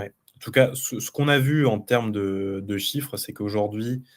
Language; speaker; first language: French; native; French